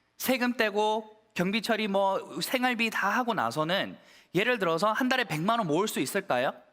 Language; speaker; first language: Korean; early bilingual, heritage; Korean